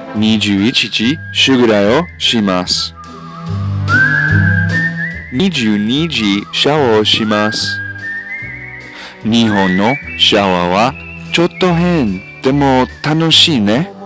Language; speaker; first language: Japanese; non-native, learner; English